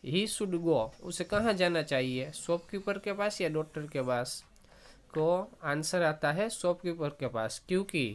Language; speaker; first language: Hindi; non-native, local second language; Gujarati